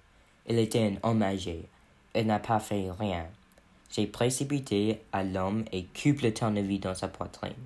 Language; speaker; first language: French; non-native, learner; English